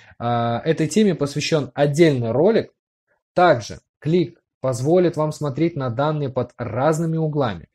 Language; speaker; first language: Russian; native; Russian